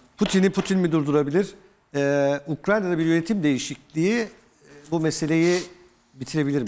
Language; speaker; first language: Turkish; native; Turkish